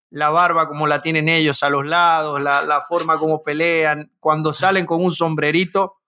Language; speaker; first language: Spanish; native; Spanish